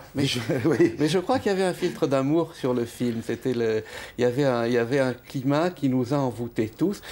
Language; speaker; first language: French; native; French